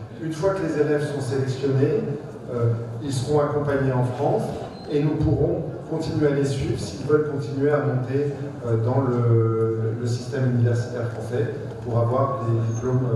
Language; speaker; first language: French; native; French